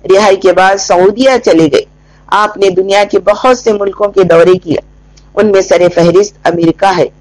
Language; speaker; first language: Urdu; native; Urdu